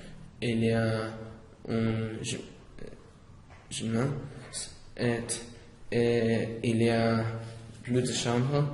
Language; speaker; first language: French; non-native, learner; English